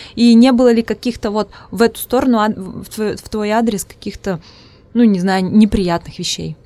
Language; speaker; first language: Russian; non-native, local second language; Udmurt